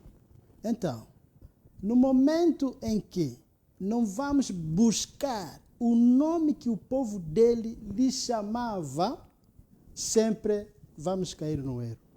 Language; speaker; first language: Portuguese; non-native, local second language; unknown